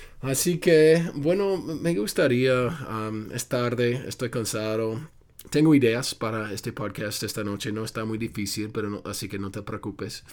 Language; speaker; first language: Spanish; non-native, fluent; English